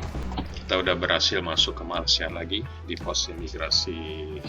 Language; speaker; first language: Indonesian; native; Indonesian